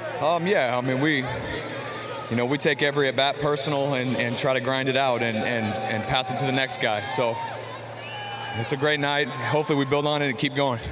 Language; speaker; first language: English; native; English